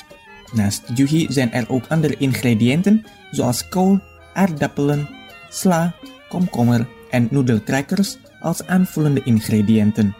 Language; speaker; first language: Dutch; non-native, fluent; Indonesian